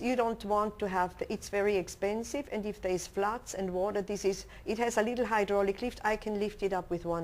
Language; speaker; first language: English; non-native, local second language; German